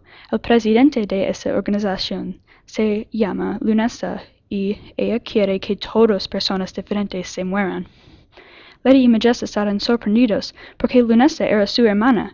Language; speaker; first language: Spanish; non-native, learner; English